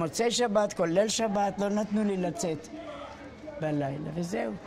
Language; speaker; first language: Hebrew; non-native, fluent; Spanish